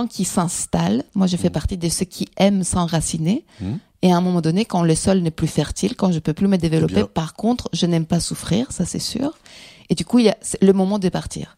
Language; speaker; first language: French; non-native, fluent; Greek